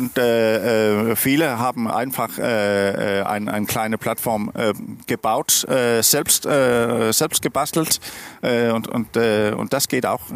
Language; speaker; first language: German; non-native, learner; Danish